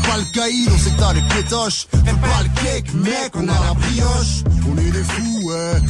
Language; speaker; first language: French; native; French